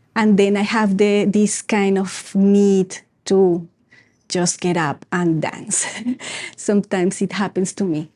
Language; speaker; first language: English; non-native, fluent; Spanish